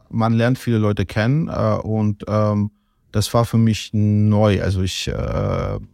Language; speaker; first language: German; non-native, fluent; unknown